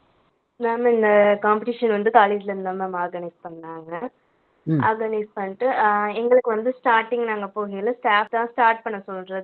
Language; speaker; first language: Tamil; native; Tamil